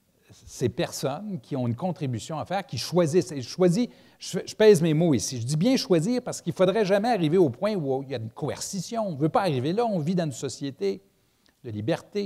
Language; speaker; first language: French; native; French